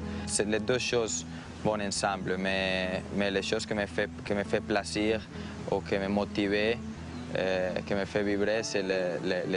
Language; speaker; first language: French; non-native, fluent; Spanish